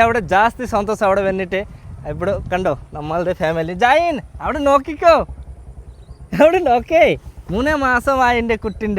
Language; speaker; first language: Malayalam; non-native, learner; Bangla